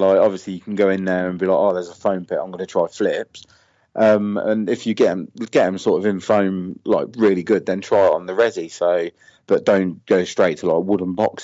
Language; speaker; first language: English; native; English